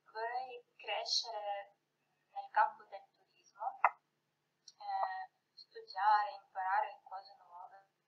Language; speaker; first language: Italian; non-native, learner; Russian